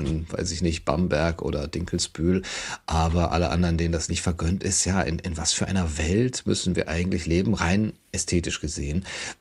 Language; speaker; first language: German; native; German